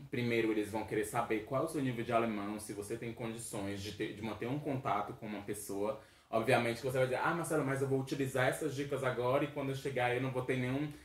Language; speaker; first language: Portuguese; native; Portuguese